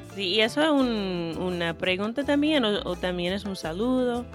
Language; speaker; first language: Spanish; non-native, fluent; English